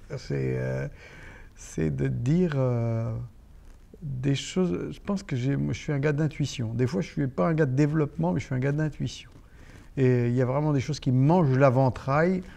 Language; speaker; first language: French; non-native, local second language; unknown